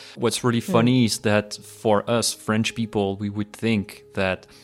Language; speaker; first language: English; non-native, fluent; French